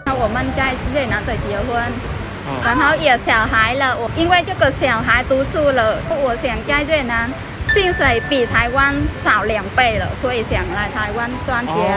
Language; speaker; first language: Chinese; non-native, learner; Vietnamese